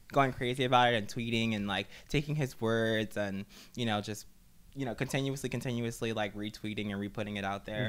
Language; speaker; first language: English; native; English